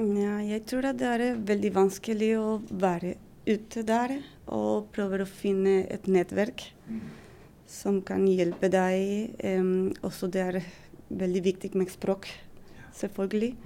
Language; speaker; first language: Norwegian; non-native, fluent; Spanish